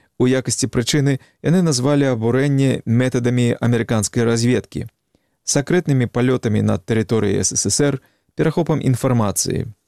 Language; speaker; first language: Belarusian; native; Belarusian